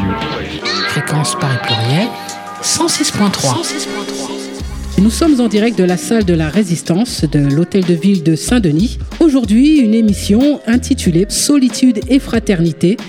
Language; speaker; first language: French; native; French